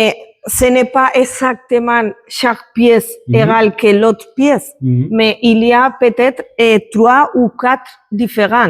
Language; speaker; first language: French; non-native, learner; Spanish